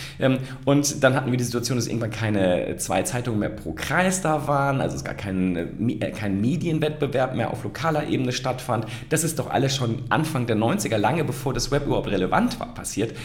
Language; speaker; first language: German; native; German